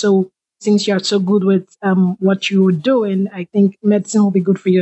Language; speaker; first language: English; non-native, local second language; Igbo